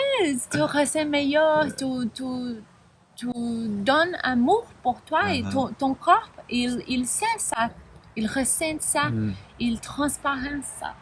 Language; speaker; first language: French; non-native, learner; Spanish